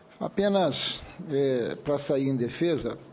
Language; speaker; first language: Portuguese; native; Portuguese